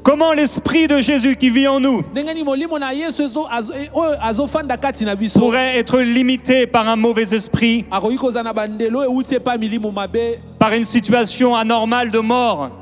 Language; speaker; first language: French; native; French